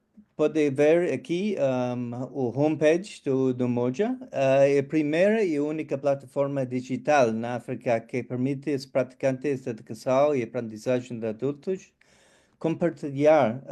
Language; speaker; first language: Portuguese; non-native, fluent; English